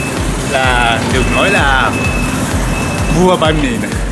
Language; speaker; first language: Vietnamese; non-native, learner; Japanese